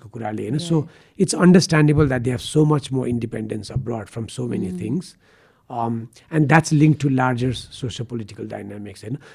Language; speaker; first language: English; non-native, local second language; Nepali